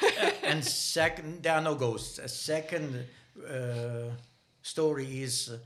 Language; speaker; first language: English; non-native, learner; Bosnian